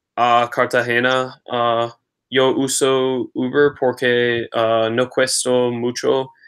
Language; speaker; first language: Spanish; non-native, learner; English